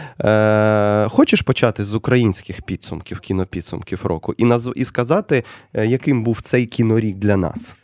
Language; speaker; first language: Ukrainian; native; Ukrainian